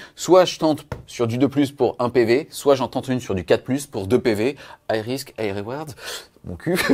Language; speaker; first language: French; native; French